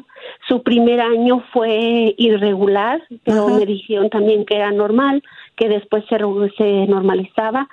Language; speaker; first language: Spanish; native; Spanish